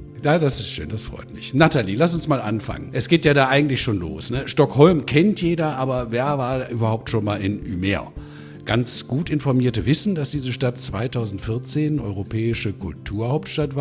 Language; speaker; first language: German; native; German